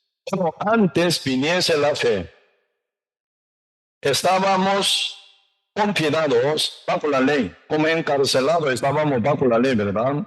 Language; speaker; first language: Spanish; non-native, learner; Korean